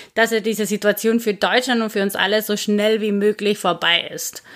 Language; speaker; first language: German; non-native, fluent; Spanish